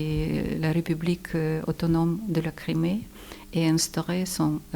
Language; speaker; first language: French; non-native, fluent; Ukrainian